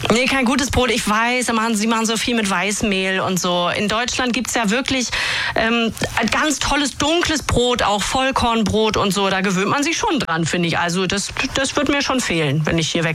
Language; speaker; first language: German; native; German